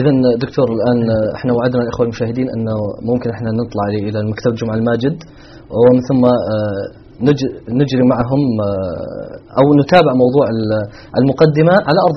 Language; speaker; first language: Arabic; native; Arabic